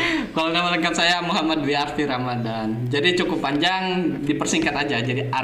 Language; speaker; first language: Indonesian; native; Indonesian